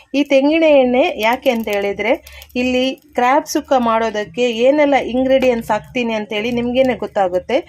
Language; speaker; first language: Kannada; non-native, local second language; Tulu